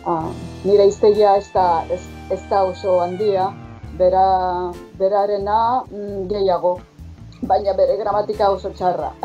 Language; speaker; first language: Basque; non-native, fluent; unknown